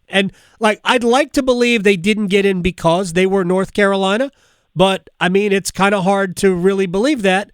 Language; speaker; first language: English; native; English